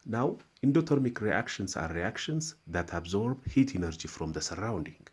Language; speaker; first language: English; non-native, local second language; Amharic